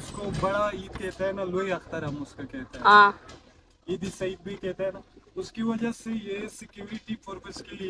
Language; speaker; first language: Hindi; non-native, fluent; Pashto